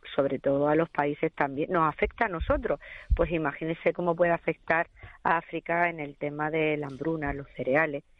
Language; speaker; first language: Spanish; native; Spanish